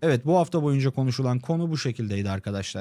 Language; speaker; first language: Turkish; native; Turkish